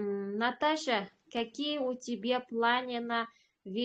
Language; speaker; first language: Russian; non-native, learner; Uzbek